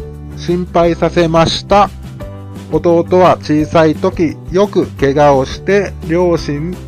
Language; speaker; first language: Japanese; non-native, fluent; Thai